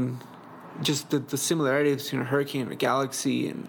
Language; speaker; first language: English; early bilingual, other home language; Spanish